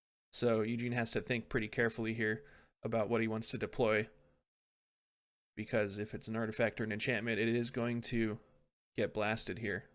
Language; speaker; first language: English; native; English